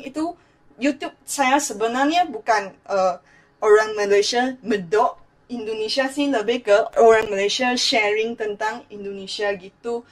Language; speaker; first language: Indonesian; non-native, fluent; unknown